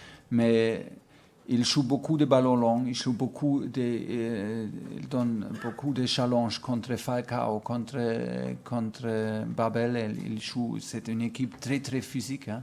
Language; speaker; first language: French; non-native, fluent; German